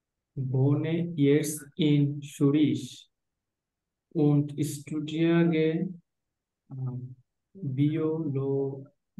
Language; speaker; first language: German; non-native, learner; Bangla